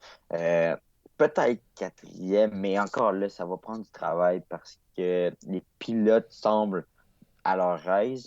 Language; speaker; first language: French; native; French